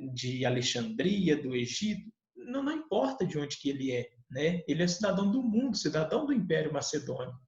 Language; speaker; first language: Portuguese; native; Portuguese